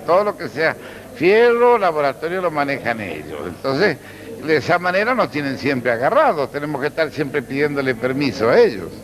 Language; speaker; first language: Spanish; native; Spanish